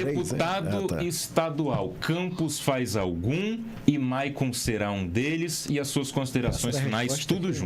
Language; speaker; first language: Portuguese; native; Portuguese